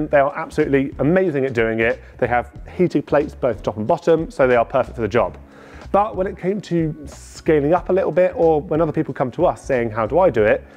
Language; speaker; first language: English; native; English